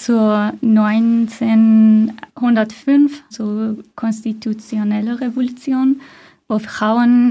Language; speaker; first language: German; non-native, fluent; Persian